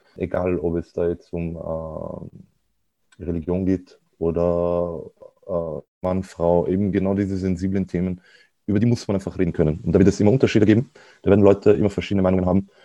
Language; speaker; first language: German; early bilingual, other home language; Arabic